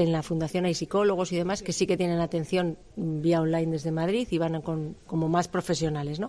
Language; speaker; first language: Spanish; native; Spanish